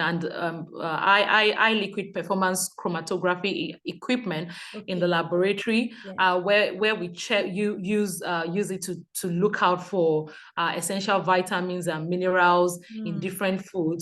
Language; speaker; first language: English; non-native, local second language; Yoruba